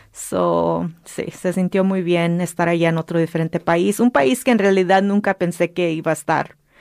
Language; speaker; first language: Spanish; early bilingual, heritage; Spanish